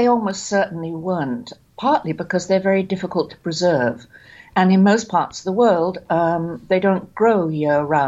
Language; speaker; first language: English; native; English